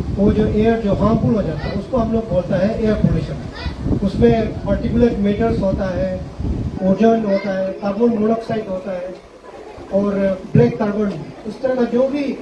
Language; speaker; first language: Hindi; non-native, local second language; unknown